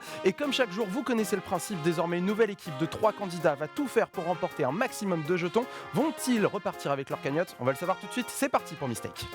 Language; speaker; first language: French; native; French